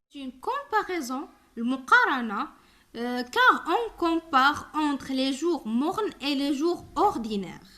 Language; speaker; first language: French; non-native, local second language; Arabic